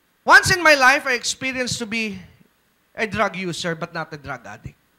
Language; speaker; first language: English; non-native, local second language; Filipino